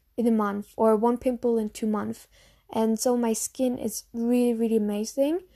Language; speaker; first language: English; non-native, fluent; German